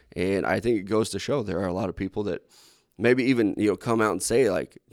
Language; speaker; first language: English; native; English